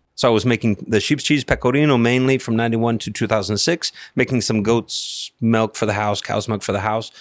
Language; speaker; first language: English; native; English